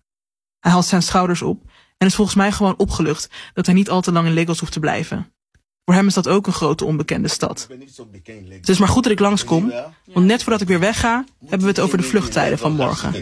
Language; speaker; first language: Dutch; native; Dutch